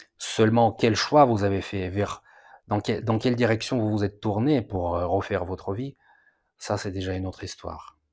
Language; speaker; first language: French; non-native, fluent; Russian